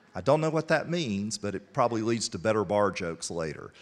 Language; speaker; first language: English; native; English